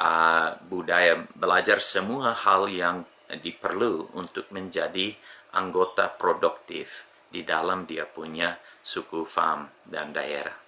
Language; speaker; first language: Indonesian; non-native, fluent; English